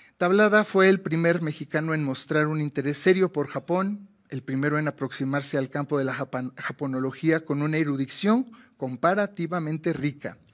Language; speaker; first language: Spanish; native; Spanish